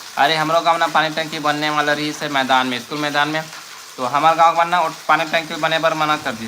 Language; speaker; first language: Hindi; native; Hindi